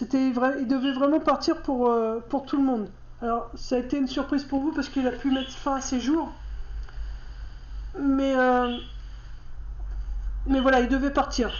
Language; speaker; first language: French; native; French